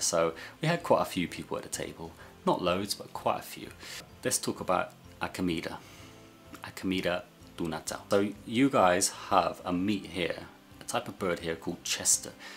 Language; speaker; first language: English; native; English